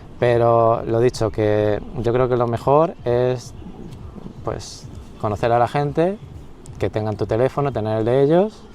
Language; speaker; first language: Spanish; native; Spanish